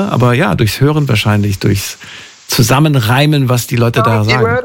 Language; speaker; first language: German; native; German